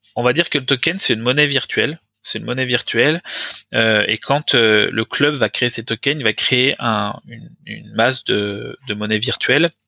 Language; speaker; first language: French; native; French